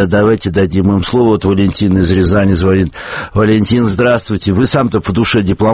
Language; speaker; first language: Russian; native; Russian